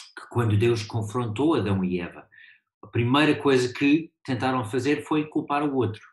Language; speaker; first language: Portuguese; early bilingual, heritage; Portuguese